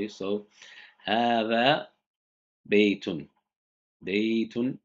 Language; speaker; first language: Arabic; non-native, fluent; English